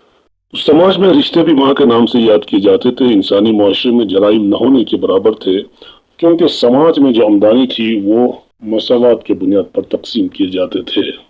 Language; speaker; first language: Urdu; non-native, local second language; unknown